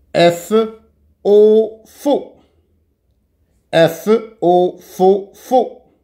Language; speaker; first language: French; non-native, local second language; Arabic